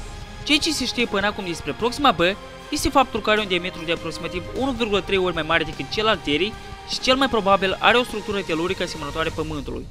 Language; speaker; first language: Romanian; native; Romanian